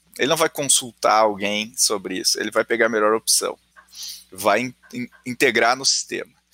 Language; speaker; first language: Portuguese; native; Portuguese